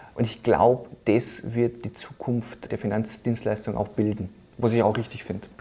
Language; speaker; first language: German; native; German